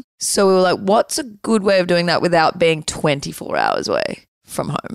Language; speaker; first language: English; native; English